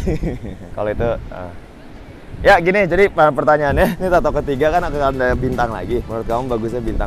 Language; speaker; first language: Indonesian; native; Indonesian